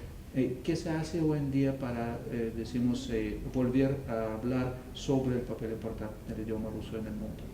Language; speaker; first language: Spanish; non-native, fluent; Russian